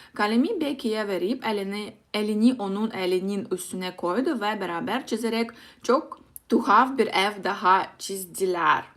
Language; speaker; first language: Turkish; non-native, learner; Russian